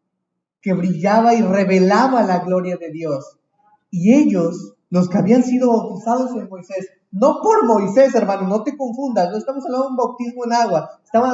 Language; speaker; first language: Spanish; native; Spanish